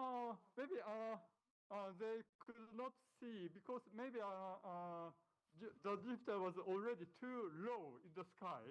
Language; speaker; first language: English; non-native, learner; Japanese